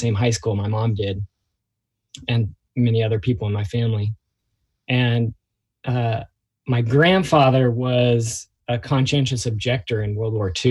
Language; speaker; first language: English; native; English